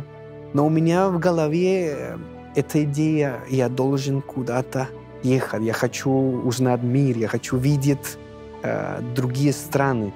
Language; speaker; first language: Russian; non-native, fluent; Spanish